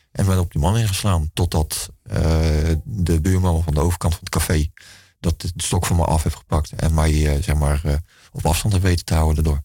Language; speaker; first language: Dutch; native; Dutch